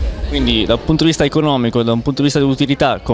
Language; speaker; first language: Italian; native; Italian